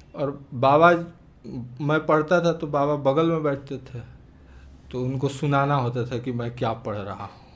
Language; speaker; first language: Hindi; native; Hindi